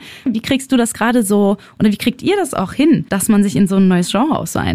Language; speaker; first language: German; native; German